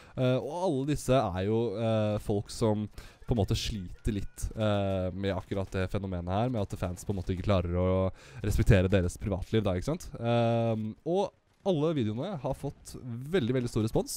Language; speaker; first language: Norwegian; native; Norwegian